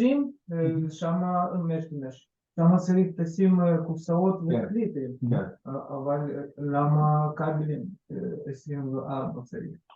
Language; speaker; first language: Hebrew; non-native, learner; Russian